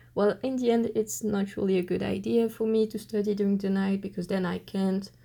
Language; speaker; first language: English; non-native, fluent; French